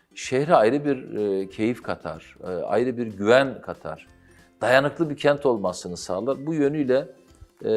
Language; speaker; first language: Turkish; native; Turkish